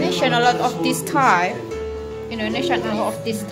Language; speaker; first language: English; non-native, learner; Indonesian